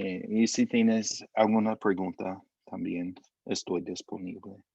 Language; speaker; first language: Spanish; non-native, fluent; English